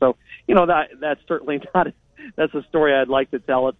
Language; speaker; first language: English; native; English